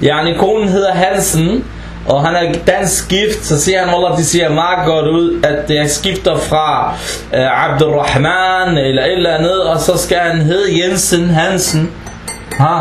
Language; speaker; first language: Danish; non-native, fluent; Arabic